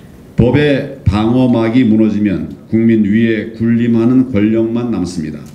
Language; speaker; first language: Korean; native; Korean